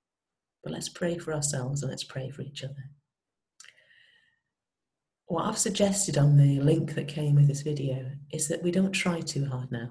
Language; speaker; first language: English; native; English